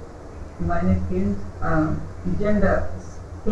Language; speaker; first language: German; non-native, learner; Hindi